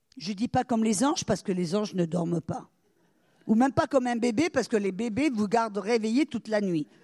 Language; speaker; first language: French; native; French